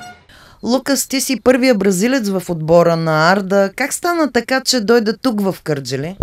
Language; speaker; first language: Bulgarian; native; Bulgarian